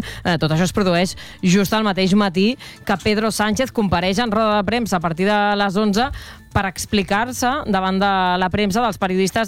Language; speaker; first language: Catalan; native; Catalan